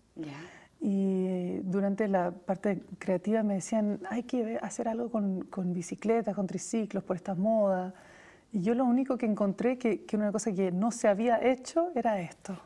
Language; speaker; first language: Spanish; native; Spanish